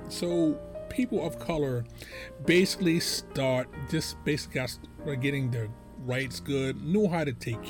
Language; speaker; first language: English; native; English